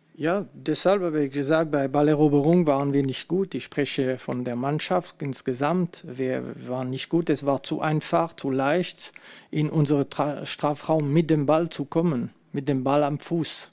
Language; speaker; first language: German; non-native, fluent; French